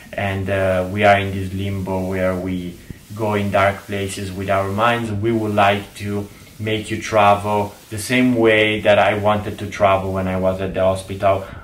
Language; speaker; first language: English; non-native, fluent; Italian